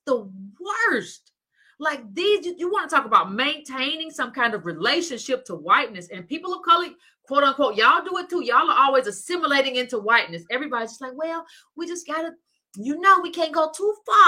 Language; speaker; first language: English; native; English